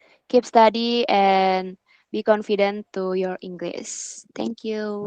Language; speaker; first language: English; non-native, learner; Indonesian